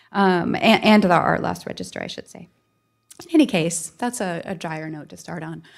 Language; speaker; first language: English; native; English